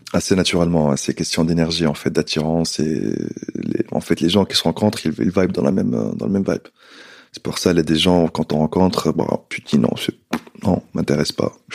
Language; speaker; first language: French; non-native, local second language; Arabic